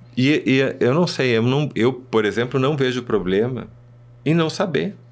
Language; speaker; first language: Portuguese; early bilingual, other home language; Spanish